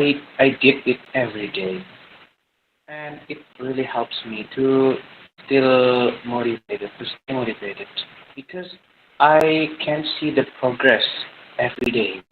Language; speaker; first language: English; non-native, fluent; Indonesian